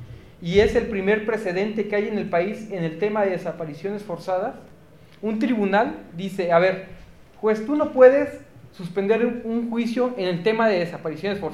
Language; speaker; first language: Spanish; native; Spanish